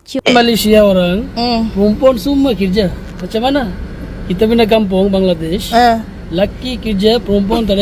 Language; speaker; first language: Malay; non-native, learner; Bangla